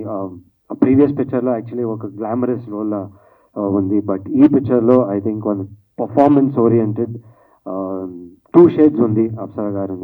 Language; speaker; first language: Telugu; non-native, learner; Kannada